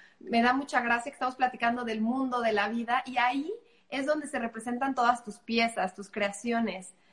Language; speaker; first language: Spanish; native; Spanish